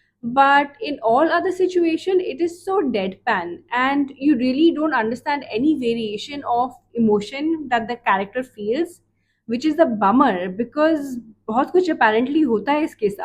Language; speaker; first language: English; non-native, local second language; Hindi